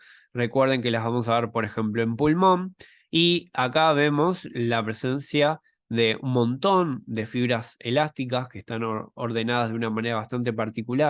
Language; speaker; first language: Spanish; native; Spanish